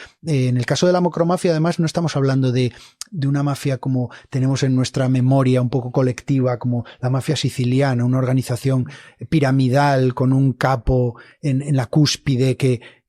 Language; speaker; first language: Spanish; native; Spanish